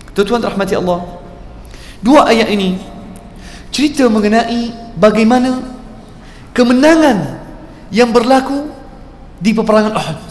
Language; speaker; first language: Malay; non-native, fluent; Arabic